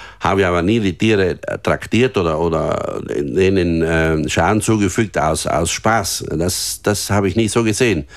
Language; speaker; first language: German; native; German